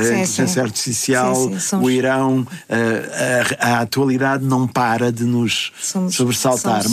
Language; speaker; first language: Portuguese; native; Portuguese